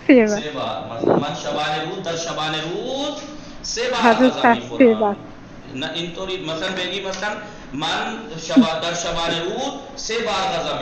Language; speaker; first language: Persian; non-native, fluent; Urdu